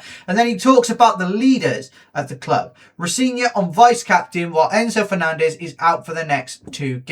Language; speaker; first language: English; native; English